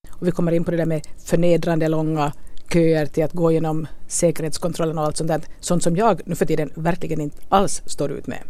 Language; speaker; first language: Swedish; native; Swedish